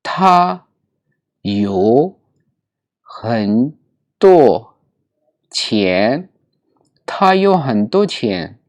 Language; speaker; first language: Chinese; non-native, learner; Urdu